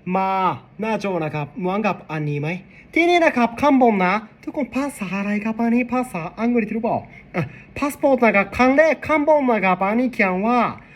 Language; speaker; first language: Thai; non-native, learner; Japanese